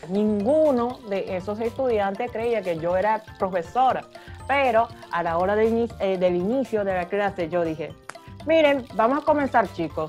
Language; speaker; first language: Spanish; non-native, fluent; Japanese